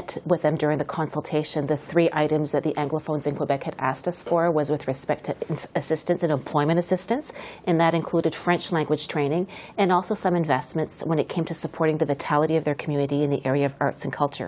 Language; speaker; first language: English; native; English